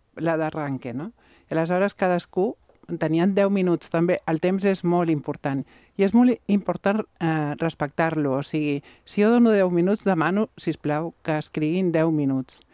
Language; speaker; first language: Catalan; non-native, local second language; Spanish